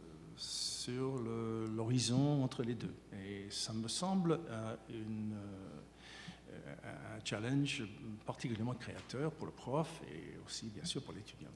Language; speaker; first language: French; native; French